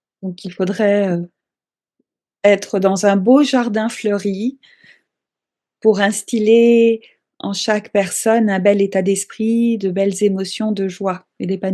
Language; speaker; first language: French; native; French